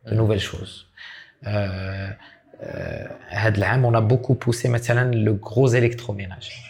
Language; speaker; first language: French; non-native, local second language; Arabic